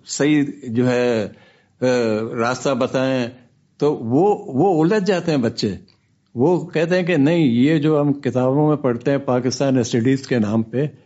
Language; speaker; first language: Urdu; non-native, local second language; Baluchi